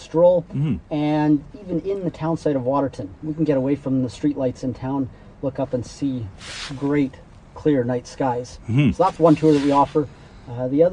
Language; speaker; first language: English; native; English